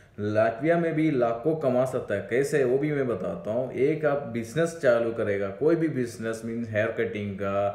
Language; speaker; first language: Hindi; non-native, local second language; Malayalam